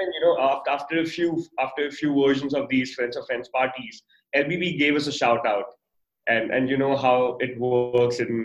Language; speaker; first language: English; non-native, local second language; Hindi